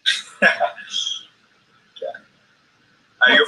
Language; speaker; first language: English; non-native, fluent; Russian